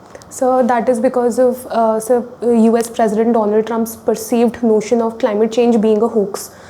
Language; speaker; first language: English; non-native, local second language; Hindi